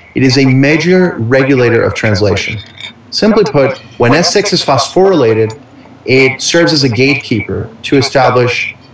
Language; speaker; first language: English; early bilingual, other home language; Spanish